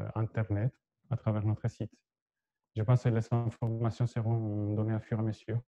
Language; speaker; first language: French; non-native, fluent; Spanish